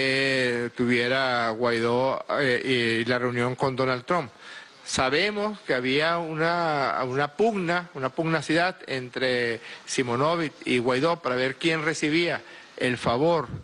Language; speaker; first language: Spanish; native; Spanish